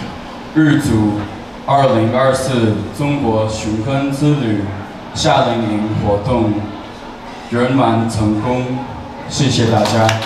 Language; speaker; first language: Chinese; early bilingual, heritage; Chinese